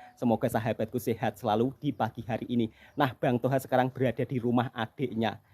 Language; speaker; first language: Indonesian; native; Indonesian